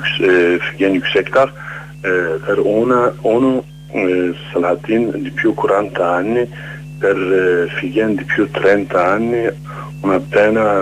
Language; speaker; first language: Italian; non-native, learner; Kurdish